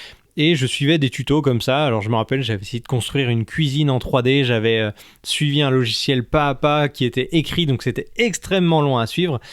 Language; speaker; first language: French; native; French